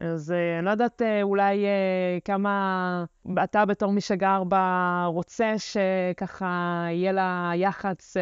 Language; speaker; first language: Hebrew; early bilingual, other home language; Russian